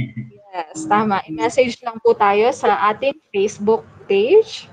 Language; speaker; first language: Filipino; native; Filipino